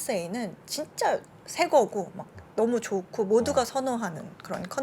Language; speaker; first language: Korean; native; Korean